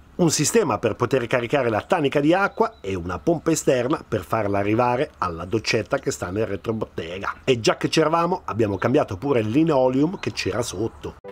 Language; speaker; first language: Italian; native; Italian